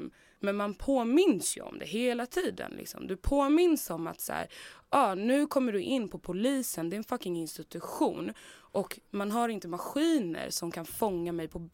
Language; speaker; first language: Swedish; native; Swedish